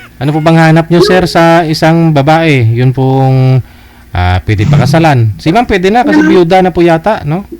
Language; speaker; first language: Filipino; native; Filipino